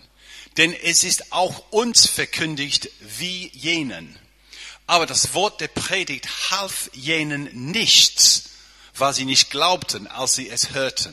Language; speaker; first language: German; non-native, fluent; English